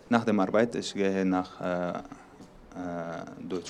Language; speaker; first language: German; non-native, learner; Arabic